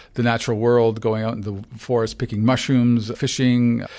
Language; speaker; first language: English; non-native, fluent; Ukrainian